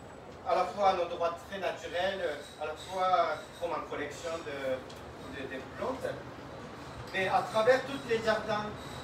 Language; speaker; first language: French; non-native, fluent; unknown